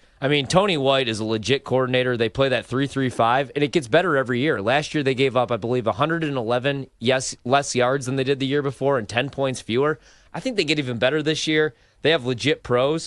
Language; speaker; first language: English; native; English